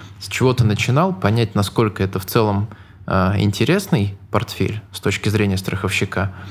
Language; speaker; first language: Russian; native; Russian